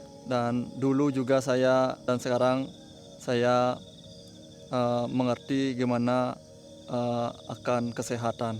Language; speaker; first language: Indonesian; non-native, local second language; Balinese